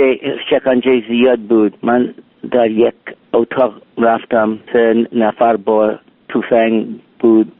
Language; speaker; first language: Persian; non-native, learner; English